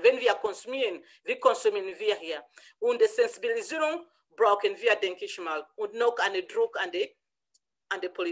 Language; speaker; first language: German; non-native, learner; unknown